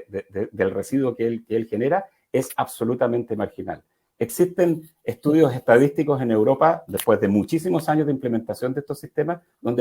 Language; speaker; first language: Spanish; native; Spanish